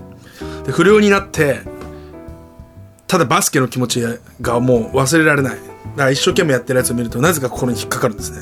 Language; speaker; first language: Japanese; native; Japanese